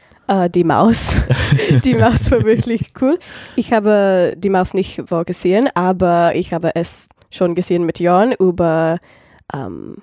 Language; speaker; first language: German; non-native, learner; English